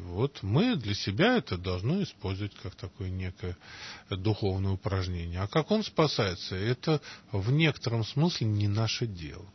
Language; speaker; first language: Russian; native; Russian